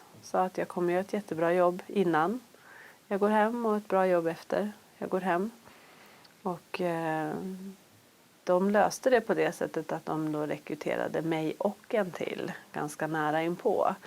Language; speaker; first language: Swedish; native; Swedish